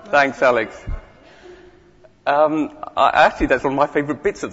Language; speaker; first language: English; native; English